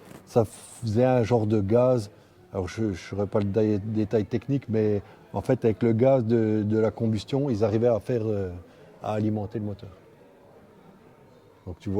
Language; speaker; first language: French; native; French